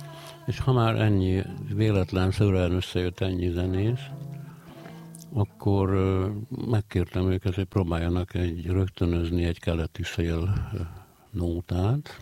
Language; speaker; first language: Hungarian; native; Hungarian